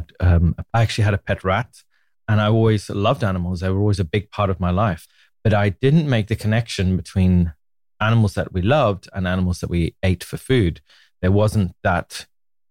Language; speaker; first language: English; native; English